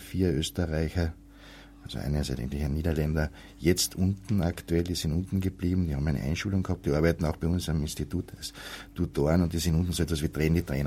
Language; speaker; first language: German; native; German